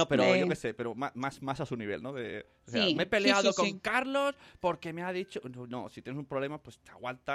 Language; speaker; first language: Spanish; native; Spanish